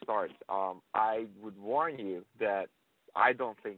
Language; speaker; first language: English; non-native, local second language; Filipino